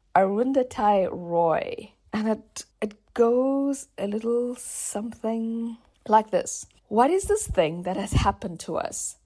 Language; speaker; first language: English; native; English